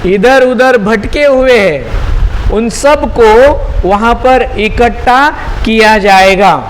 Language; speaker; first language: Hindi; non-native, local second language; Marathi